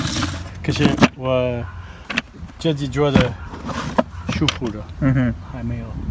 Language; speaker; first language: Chinese; non-native, learner; English